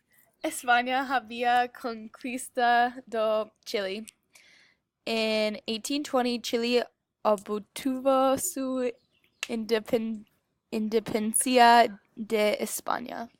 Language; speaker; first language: Spanish; non-native, learner; English